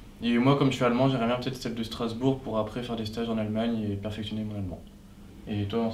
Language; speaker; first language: French; native; French